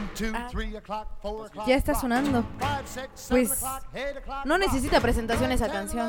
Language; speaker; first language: Spanish; native; Spanish